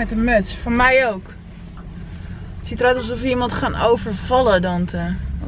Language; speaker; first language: Dutch; native; Dutch